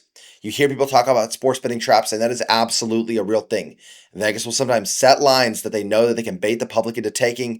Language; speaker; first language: English; native; English